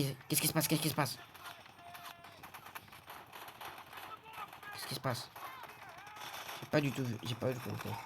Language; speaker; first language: French; native; French